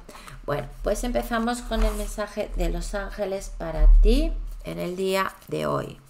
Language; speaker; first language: Spanish; native; Spanish